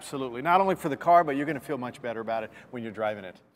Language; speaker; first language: English; native; English